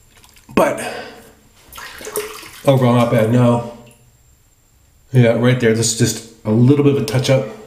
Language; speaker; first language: English; native; English